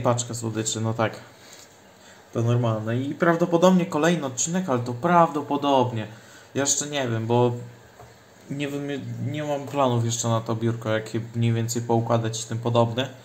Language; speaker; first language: Polish; native; Polish